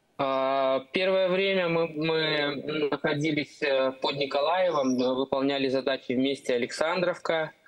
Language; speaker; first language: Russian; native; Russian